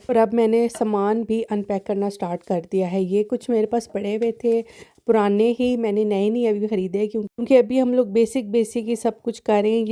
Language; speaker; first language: Urdu; native; Urdu